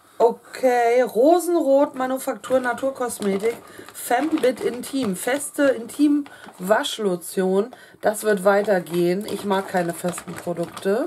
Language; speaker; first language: German; native; German